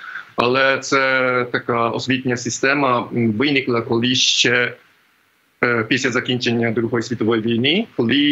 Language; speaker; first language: Ukrainian; non-native, fluent; Japanese